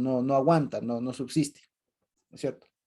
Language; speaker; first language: Spanish; native; Spanish